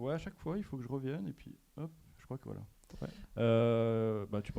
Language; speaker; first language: French; native; French